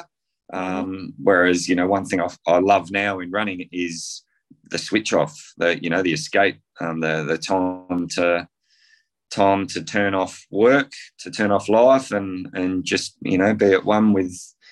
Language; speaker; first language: English; native; English